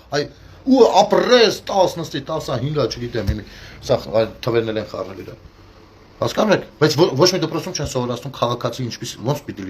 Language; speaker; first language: Armenian; native; Armenian